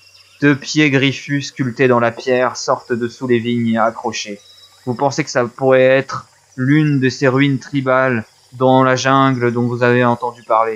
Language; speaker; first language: French; native; French